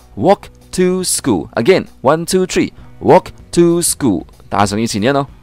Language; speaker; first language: English; non-native, local second language; Chinese